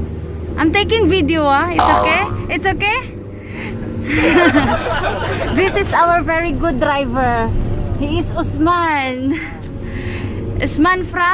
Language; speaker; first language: English; non-native, local second language; Filipino